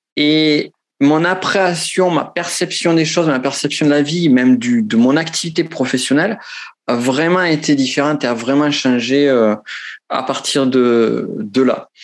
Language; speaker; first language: French; native; French